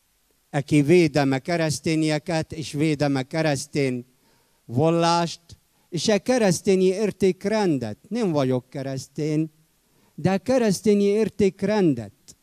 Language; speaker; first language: Hungarian; non-native, fluent; Arabic